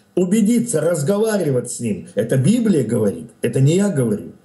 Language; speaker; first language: Russian; native; Russian